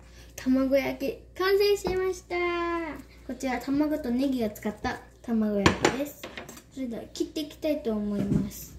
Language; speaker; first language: Japanese; non-native, fluent; Cebuano